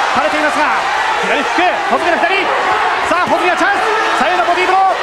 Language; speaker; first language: Japanese; native; Japanese